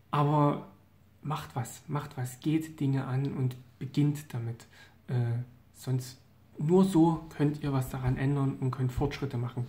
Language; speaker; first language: German; native; German